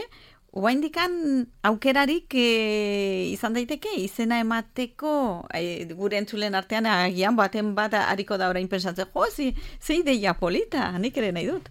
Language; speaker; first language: Basque; native; Basque